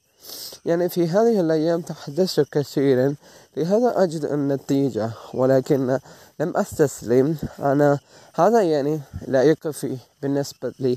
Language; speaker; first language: Arabic; non-native, learner; Malay